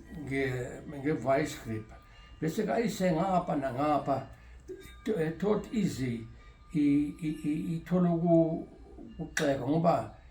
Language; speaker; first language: Zulu; non-native, local second language; Afrikaans